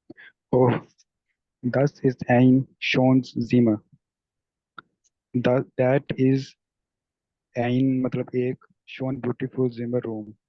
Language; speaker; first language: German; non-native, learner; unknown